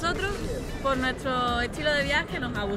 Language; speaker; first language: Spanish; native; Spanish